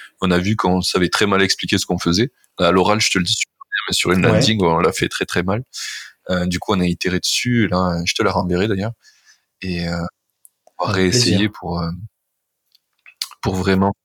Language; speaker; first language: French; native; French